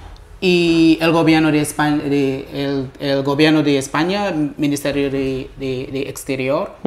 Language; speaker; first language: Spanish; non-native, learner; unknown